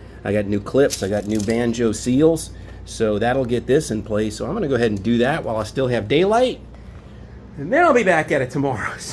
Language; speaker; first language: English; native; English